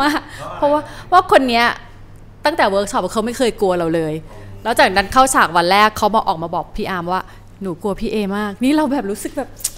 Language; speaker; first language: Thai; native; Thai